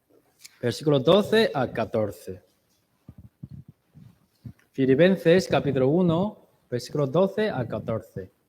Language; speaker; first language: Spanish; non-native, learner; Chinese